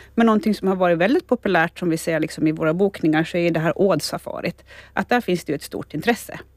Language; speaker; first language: Swedish; native; Swedish